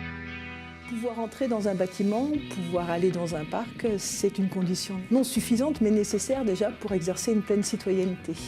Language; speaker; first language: French; native; French